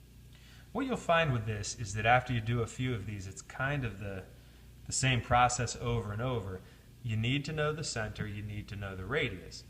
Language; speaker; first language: English; native; English